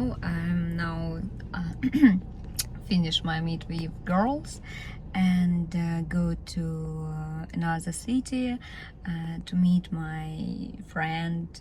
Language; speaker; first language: English; non-native, learner; Russian